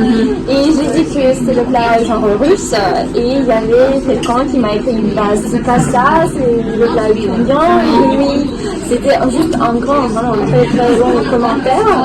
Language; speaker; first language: French; non-native, fluent; Russian